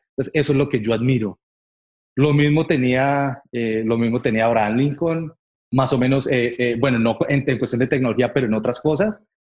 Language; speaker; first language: Spanish; native; Spanish